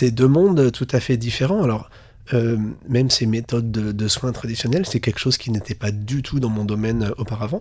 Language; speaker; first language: French; native; French